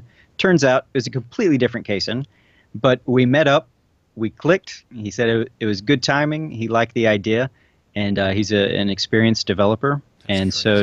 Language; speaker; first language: English; native; English